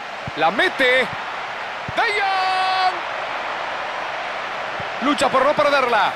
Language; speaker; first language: Spanish; native; Spanish